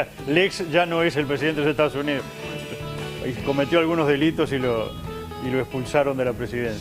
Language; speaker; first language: Spanish; native; Spanish